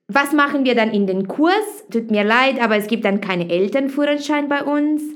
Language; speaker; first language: German; non-native, fluent; Italian